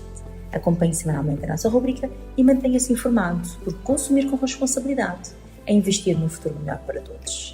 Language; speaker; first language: Portuguese; non-native, local second language; Kabuverdianu